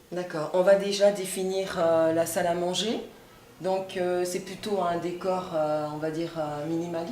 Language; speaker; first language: French; native; French